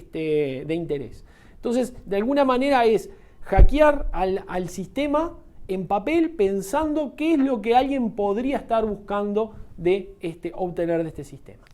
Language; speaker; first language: Spanish; native; Spanish